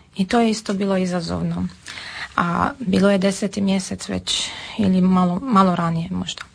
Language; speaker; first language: Serbian; non-native, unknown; Armenian